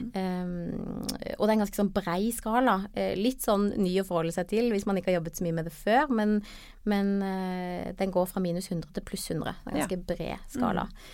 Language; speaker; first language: Norwegian; native; Norwegian